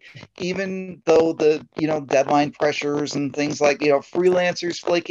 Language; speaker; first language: English; native; English